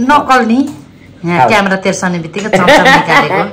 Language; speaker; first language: Nepali; native; Nepali